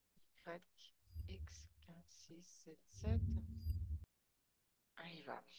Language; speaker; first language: French; non-native, fluent; Spanish